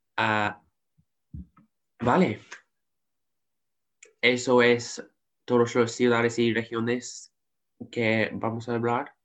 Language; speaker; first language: Spanish; non-native, learner; English